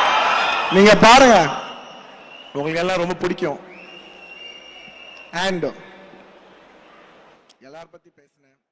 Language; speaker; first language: Tamil; non-native, local second language; Telugu